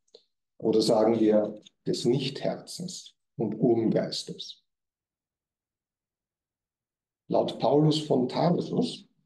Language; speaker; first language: German; native; German